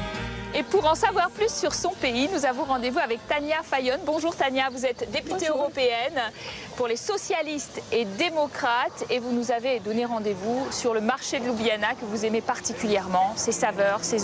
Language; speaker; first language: French; native; French